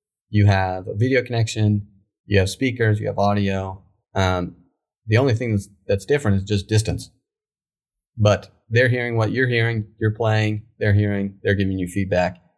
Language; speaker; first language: English; native; English